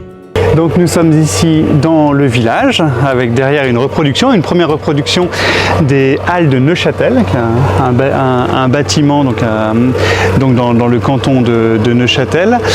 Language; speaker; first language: French; native; French